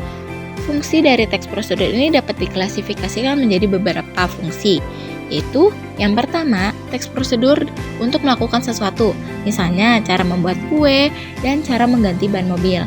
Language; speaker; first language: Indonesian; native; Indonesian